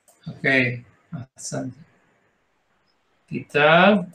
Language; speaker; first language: Indonesian; native; Indonesian